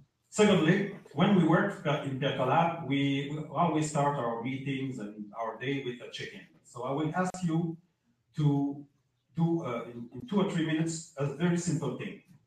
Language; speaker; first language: English; non-native, fluent; French